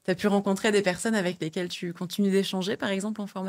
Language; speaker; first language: French; native; French